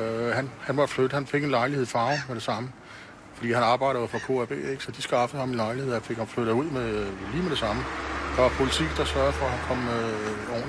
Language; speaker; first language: Danish; native; Danish